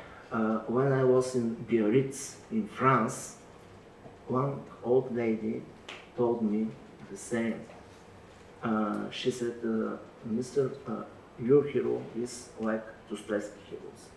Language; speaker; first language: English; non-native, learner; Bulgarian